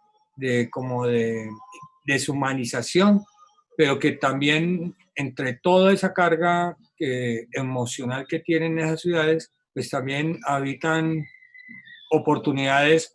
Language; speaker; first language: Spanish; native; Spanish